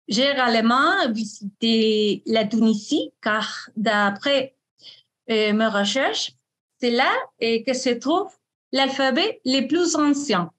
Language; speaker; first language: French; non-native, fluent; Spanish